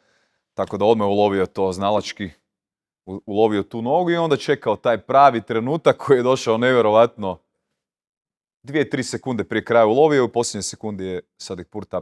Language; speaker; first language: Croatian; native; Croatian